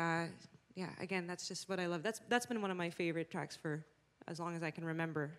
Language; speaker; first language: English; native; English